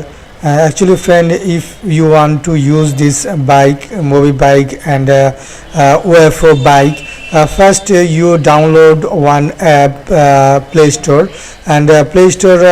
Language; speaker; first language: English; non-native, learner; Bangla